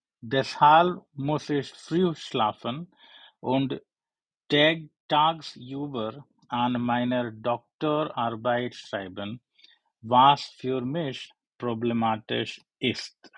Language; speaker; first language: German; non-native, learner; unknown